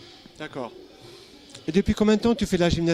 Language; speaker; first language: French; native; French